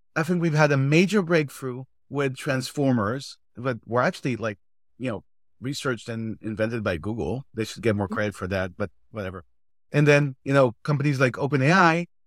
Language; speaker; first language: English; non-native, fluent; Hebrew